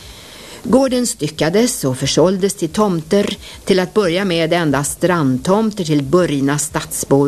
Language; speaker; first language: Swedish; native; Swedish